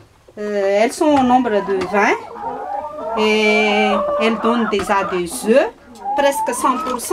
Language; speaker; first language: French; non-native, local second language; Malagasy